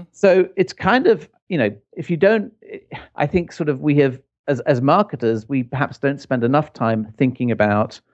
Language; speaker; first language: English; native; English